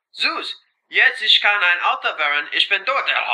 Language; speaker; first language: German; non-native, learner; English